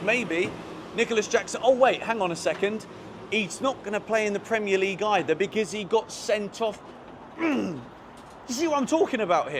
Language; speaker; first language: English; native; English